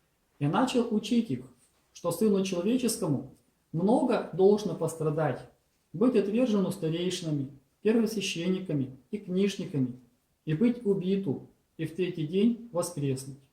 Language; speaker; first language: Russian; native; Russian